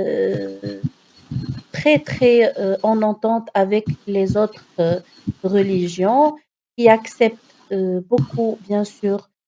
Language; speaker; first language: French; non-native, local second language; Arabic